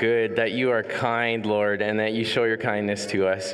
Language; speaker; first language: English; native; English